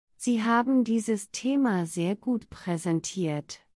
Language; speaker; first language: German; non-native, learner; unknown